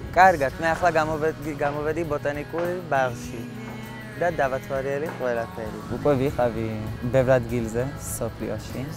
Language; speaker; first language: Georgian; early bilingual, heritage; Georgian